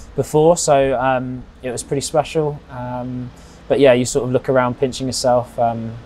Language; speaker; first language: English; native; English